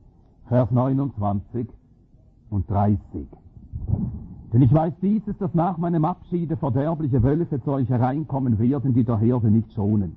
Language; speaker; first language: German; native; German